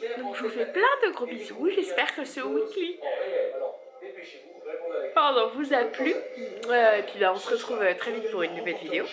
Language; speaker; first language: French; native; French